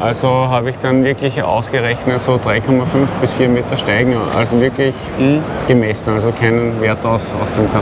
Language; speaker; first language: German; native; German